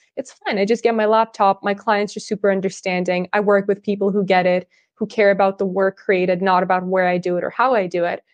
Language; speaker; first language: English; early bilingual, other home language; Russian